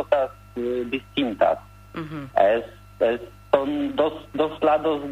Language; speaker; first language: Spanish; non-native, learner; Polish